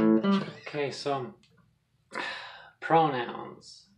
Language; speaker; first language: English; native; English